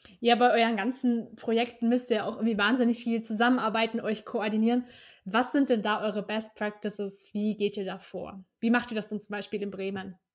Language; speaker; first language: German; native; German